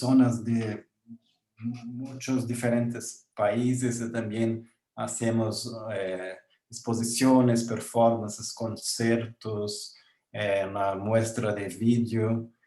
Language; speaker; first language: Spanish; non-native, learner; Portuguese